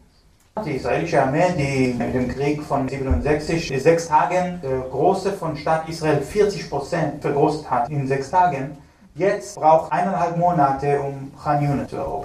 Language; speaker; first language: German; non-native, fluent; Hebrew